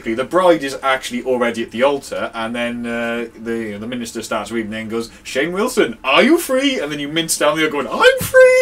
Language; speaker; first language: English; native; English